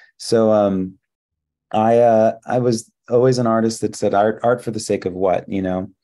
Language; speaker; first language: English; early bilingual, other home language; Hebrew